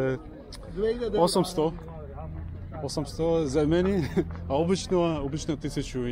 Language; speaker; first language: Serbian; non-native, learner; Russian